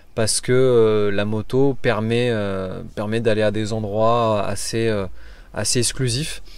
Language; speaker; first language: French; native; French